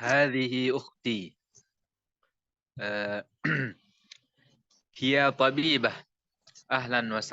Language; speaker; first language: Arabic; non-native, learner; Indonesian